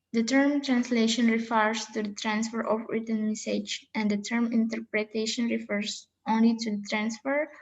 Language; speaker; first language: English; non-native, learner; Indonesian